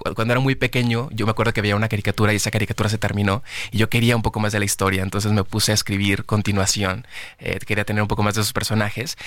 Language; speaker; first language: Spanish; native; Spanish